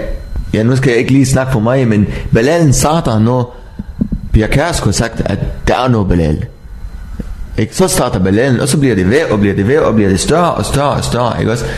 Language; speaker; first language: Danish; non-native, learner; Arabic